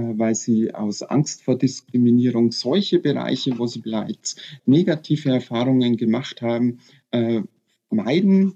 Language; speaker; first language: German; native; German